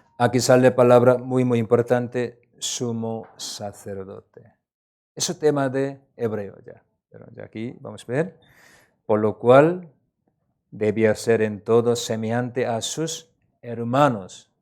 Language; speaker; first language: Spanish; non-native, learner; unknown